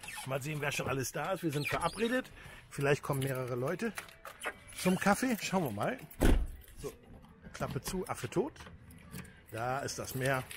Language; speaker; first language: German; native; German